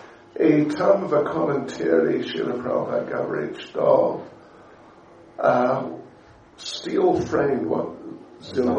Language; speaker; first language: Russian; non-native, learner; English